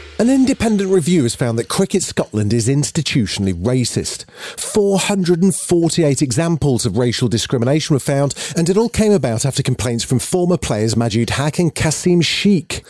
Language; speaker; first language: English; native; English